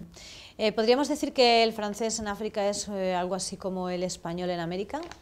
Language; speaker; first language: Spanish; native; Spanish